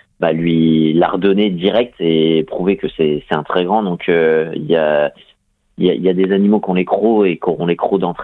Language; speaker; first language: French; native; French